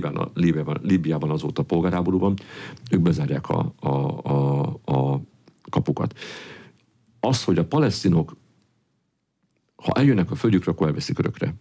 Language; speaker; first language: Hungarian; native; Hungarian